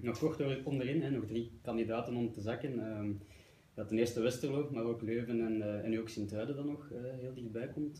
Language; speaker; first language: Dutch; native; Dutch